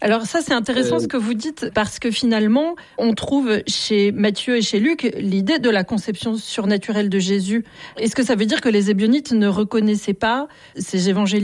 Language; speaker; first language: French; native; French